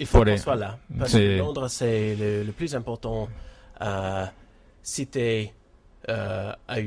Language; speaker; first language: French; non-native, learner; English